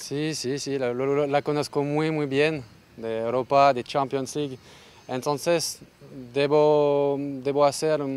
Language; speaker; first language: Spanish; non-native, learner; French